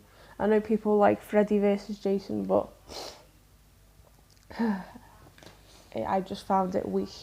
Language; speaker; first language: English; native; English